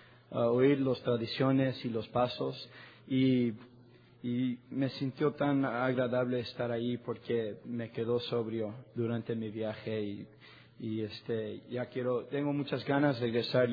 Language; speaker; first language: Spanish; non-native, learner; English